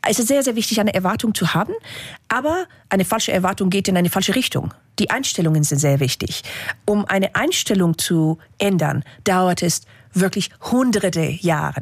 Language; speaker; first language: German; non-native, fluent; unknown